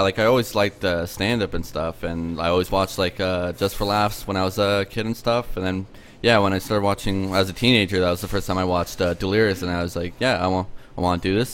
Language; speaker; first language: English; early bilingual, other home language; Polish